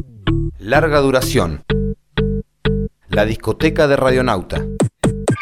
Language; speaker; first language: Spanish; native; Spanish